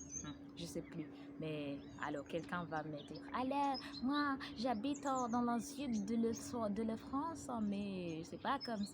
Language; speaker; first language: French; non-native, learner; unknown